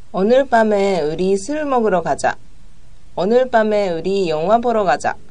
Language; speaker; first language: Korean; non-native, learner; Japanese